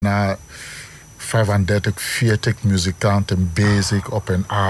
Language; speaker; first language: Dutch; non-native, fluent; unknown